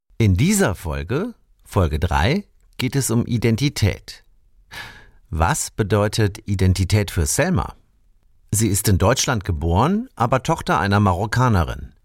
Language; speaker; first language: German; native; German